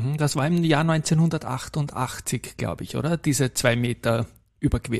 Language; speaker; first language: German; native; German